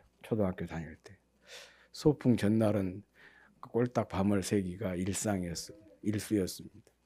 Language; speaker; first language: Korean; native; Korean